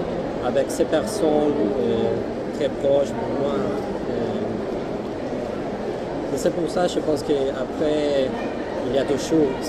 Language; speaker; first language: French; non-native, fluent; Spanish